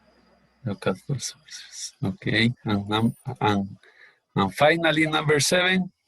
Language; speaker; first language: English; non-native, learner; Spanish